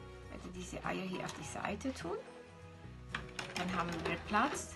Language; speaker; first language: German; non-native, fluent; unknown